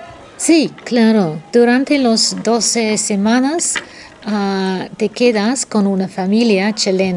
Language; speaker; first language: Spanish; non-native, fluent; English